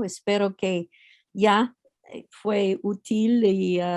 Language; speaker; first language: Spanish; non-native, learner; English